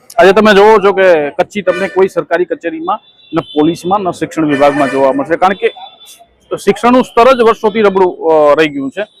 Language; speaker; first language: Gujarati; non-native, local second language; Kachhi